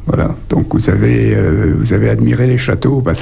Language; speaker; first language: French; native; French